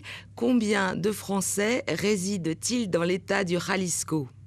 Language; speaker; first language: French; native; French